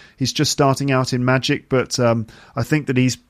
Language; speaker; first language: English; native; English